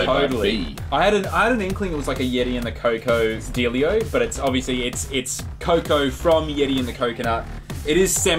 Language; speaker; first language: English; native; English